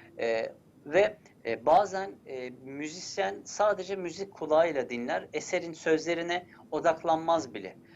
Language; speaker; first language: Turkish; early bilingual, heritage; Turkish